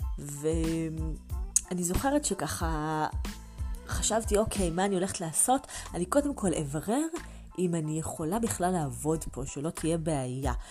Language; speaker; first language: Hebrew; native; Hebrew